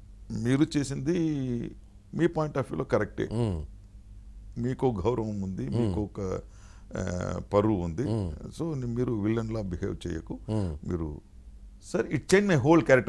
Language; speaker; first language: Telugu; non-native, learner; Tamil